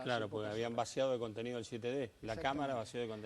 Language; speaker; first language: Spanish; native; Spanish